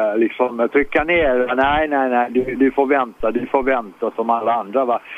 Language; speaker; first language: Swedish; native; Swedish